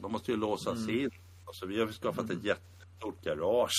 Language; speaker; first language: Swedish; native; Swedish